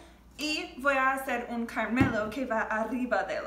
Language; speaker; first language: Spanish; non-native, learner; English